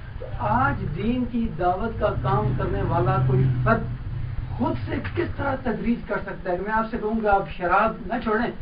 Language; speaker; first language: Urdu; native; Urdu